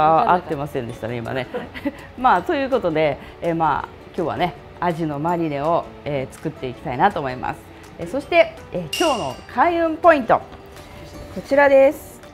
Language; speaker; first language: Japanese; native; Japanese